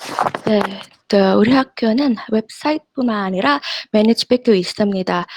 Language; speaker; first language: Korean; non-native, fluent; Indonesian